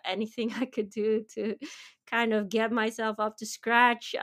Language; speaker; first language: English; non-native, fluent; Dutch